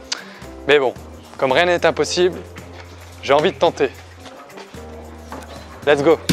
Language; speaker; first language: French; native; French